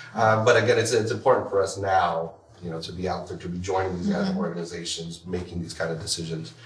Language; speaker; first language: English; early bilingual, other home language; Spanish